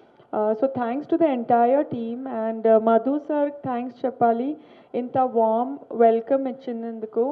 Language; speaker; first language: Telugu; non-native, learner; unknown